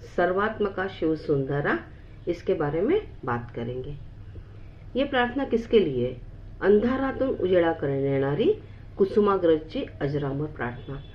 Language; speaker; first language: Hindi; non-native, local second language; Marathi